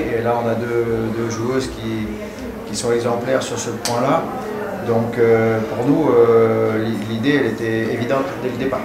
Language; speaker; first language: French; native; French